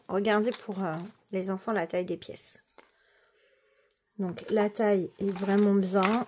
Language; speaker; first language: French; native; French